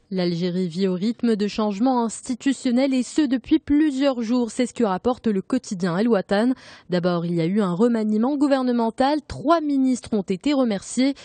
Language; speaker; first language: French; non-native, local second language; Arabic